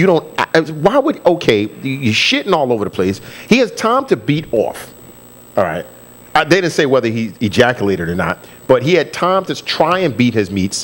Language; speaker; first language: English; native; English